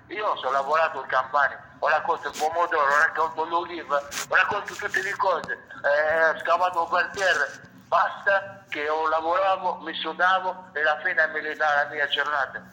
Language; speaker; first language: Italian; non-native, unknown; Arabic